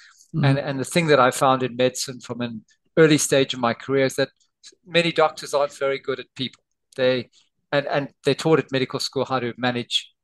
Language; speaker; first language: English; native; English